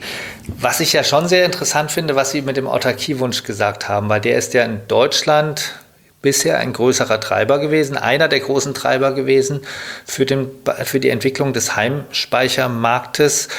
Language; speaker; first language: German; native; German